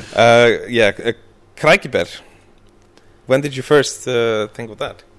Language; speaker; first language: English; early bilingual, other home language; Icelandic